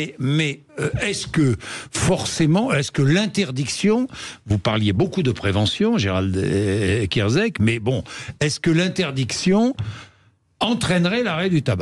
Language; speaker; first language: French; native; French